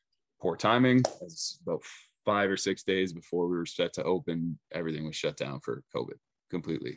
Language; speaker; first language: English; native; English